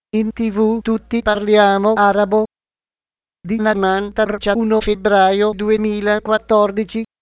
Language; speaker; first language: Italian; non-native, fluent; Arabic